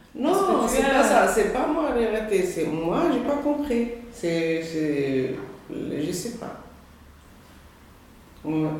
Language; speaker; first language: French; non-native, learner; Arabic